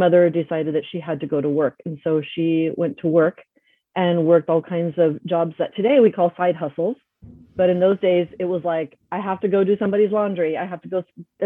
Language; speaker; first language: English; early bilingual, other home language; Spanish